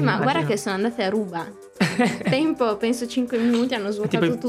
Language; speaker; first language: Italian; native; Italian